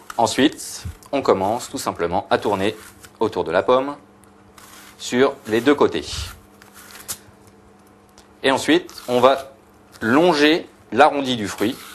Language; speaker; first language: French; native; French